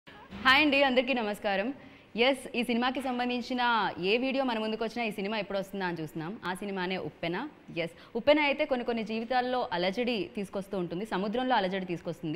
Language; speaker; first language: Telugu; native; Telugu